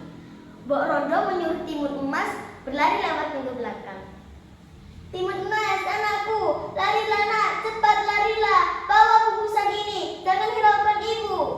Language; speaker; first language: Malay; non-native, local second language; Javanese